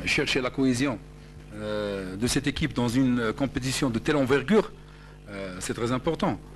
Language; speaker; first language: French; non-native, local second language; Arabic